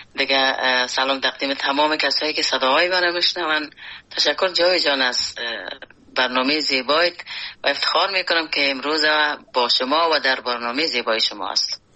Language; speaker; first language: Persian; native; Persian